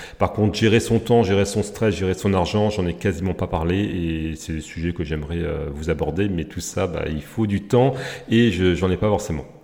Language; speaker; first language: French; native; French